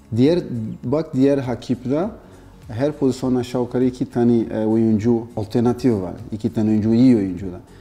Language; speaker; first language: Turkish; non-native, learner; Portuguese